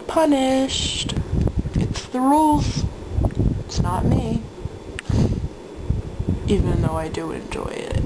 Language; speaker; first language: English; native; English